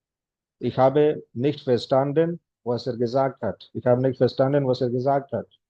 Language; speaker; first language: German; non-native, fluent; Hindi